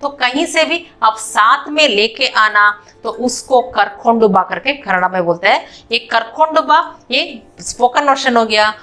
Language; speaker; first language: Hindi; non-native, local second language; Kannada